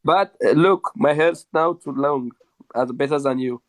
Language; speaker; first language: English; non-native, learner; Tigrinya